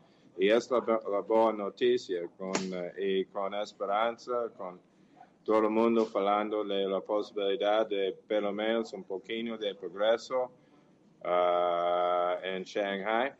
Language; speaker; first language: Portuguese; non-native, fluent; English